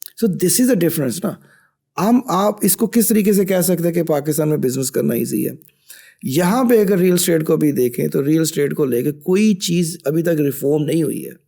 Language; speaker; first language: Urdu; non-native, local second language; Punjabi